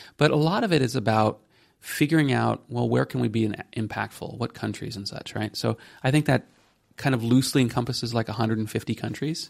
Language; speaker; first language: English; native; English